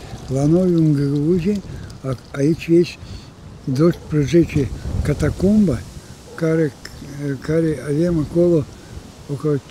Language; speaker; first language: Romanian; non-native, local second language; Gagauz